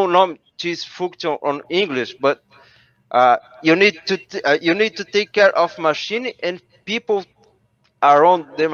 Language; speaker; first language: English; non-native, learner; Portuguese